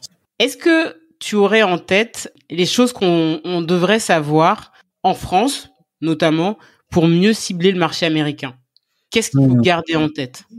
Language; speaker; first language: French; native; French